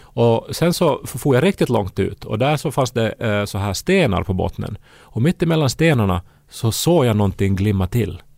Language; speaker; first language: Swedish; native; Swedish